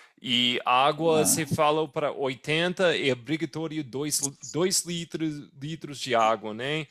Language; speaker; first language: Portuguese; non-native, fluent; English